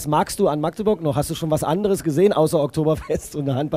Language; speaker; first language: German; native; German